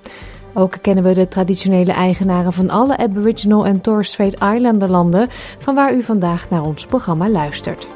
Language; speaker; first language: Dutch; native; Dutch